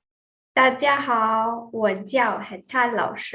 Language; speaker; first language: Chinese; non-native, fluent; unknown